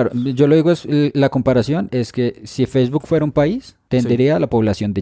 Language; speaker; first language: Spanish; native; Spanish